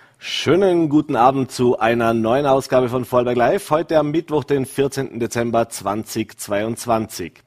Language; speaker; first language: German; native; German